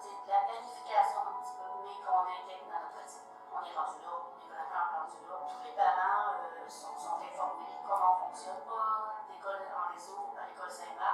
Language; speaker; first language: French; native; French